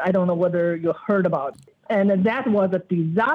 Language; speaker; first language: English; non-native, fluent; Chinese